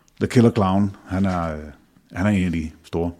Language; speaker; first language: Danish; native; Danish